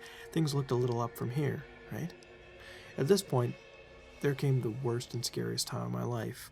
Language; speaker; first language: English; native; English